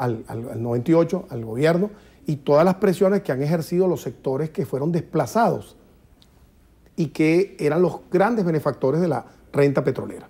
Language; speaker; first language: Spanish; native; Spanish